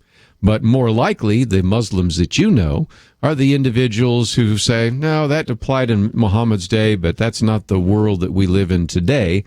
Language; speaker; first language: English; native; English